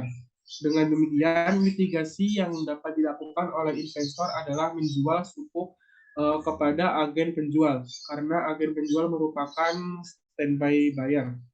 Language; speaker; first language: Indonesian; native; Indonesian